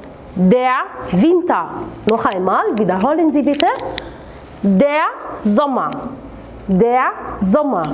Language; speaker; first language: German; non-native, fluent; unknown